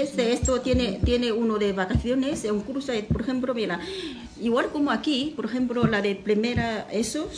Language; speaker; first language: Spanish; non-native, learner; Chinese